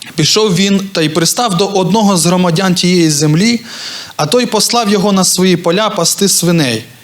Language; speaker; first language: Ukrainian; non-native, local second language; Russian